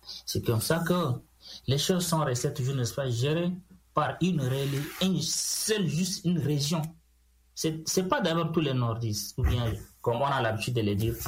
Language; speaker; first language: French; non-native, local second language; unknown